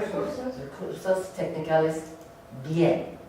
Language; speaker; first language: Spanish; non-native, learner; English